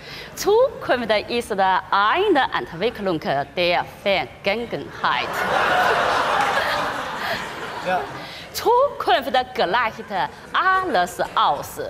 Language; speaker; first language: German; non-native, fluent; Chinese